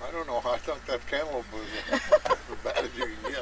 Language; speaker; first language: English; native; English